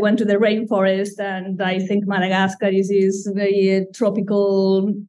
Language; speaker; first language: English; non-native, fluent; Spanish